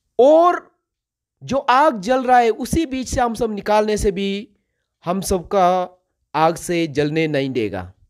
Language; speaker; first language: Hindi; non-native, local second language; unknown